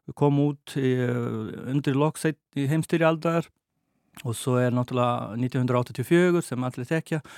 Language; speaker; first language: Icelandic; non-native, fluent; Portuguese